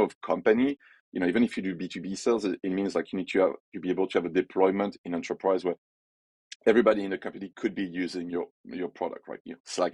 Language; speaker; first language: English; non-native, fluent; French